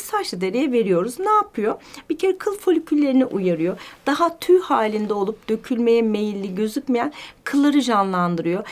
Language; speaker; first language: Turkish; native; Turkish